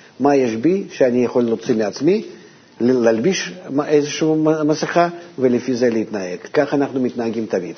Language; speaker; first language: Hebrew; non-native, fluent; Russian